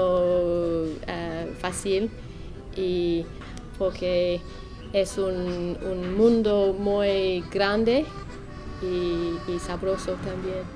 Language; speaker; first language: Spanish; non-native, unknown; English